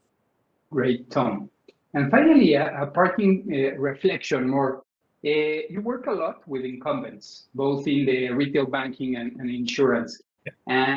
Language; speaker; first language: English; non-native, fluent; Spanish